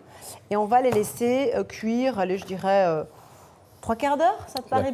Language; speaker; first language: French; native; French